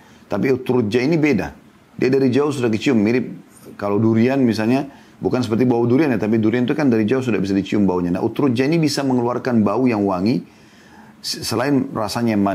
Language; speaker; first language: Indonesian; native; Indonesian